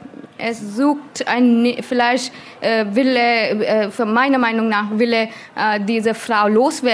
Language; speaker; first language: German; non-native, learner; Hindi